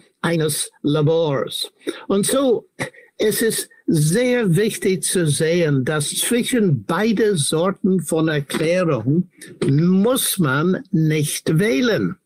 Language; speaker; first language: German; non-native, fluent; English